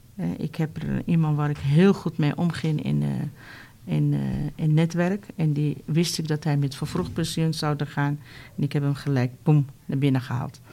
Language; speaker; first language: Dutch; non-native, fluent; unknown